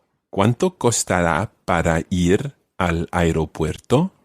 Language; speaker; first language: Spanish; non-native, fluent; English